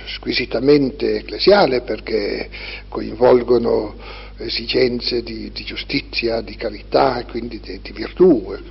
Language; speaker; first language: Italian; native; Italian